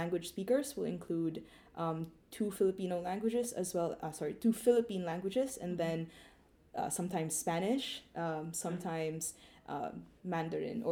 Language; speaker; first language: English; non-native, local second language; Filipino